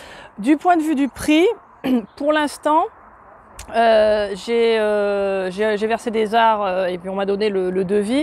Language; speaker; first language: French; native; French